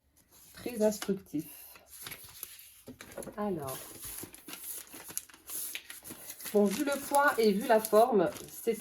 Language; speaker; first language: French; native; French